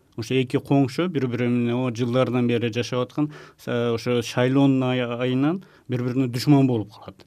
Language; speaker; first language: Kyrgyz; non-native, local second language; Uzbek